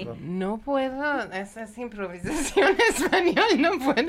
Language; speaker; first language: Spanish; non-native, learner; Persian